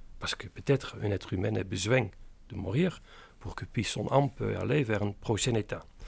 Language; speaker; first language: French; non-native, fluent; Dutch